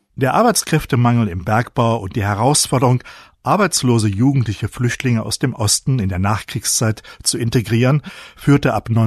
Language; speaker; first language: German; native; German